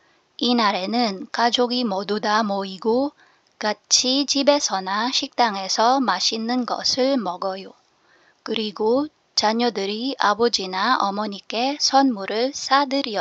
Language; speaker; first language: Korean; non-native, fluent; Filipino